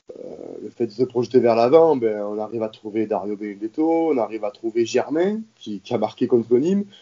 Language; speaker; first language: French; native; French